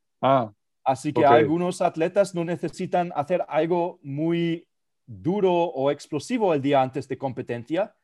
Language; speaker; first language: Spanish; non-native, fluent; German